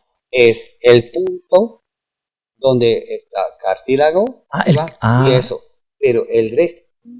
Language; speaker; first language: Spanish; non-native, fluent; German